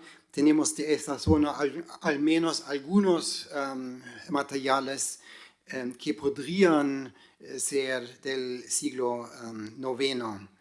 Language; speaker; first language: Spanish; non-native, fluent; German